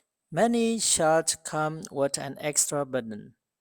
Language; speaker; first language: English; non-native, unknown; Burmese